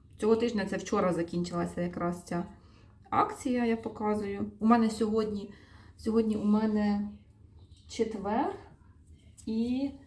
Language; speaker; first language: Ukrainian; non-native, local second language; Russian